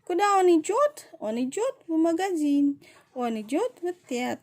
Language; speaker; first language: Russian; non-native, fluent; Indonesian